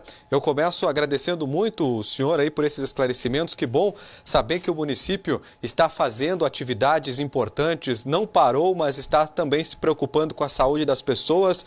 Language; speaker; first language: Portuguese; native; Portuguese